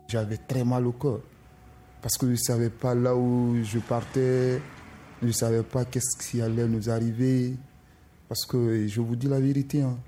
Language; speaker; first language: French; non-native, local second language; Susu